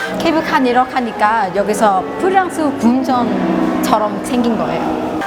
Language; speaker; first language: Korean; non-native, learner; Vietnamese